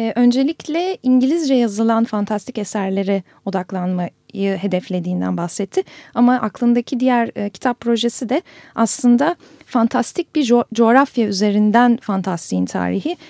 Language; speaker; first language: Turkish; native; Turkish